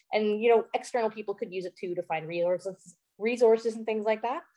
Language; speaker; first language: English; native; English